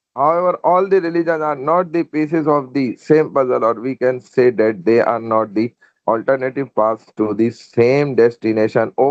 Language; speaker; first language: English; non-native, local second language; Urdu